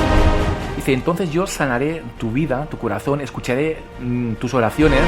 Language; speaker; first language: Spanish; native; Spanish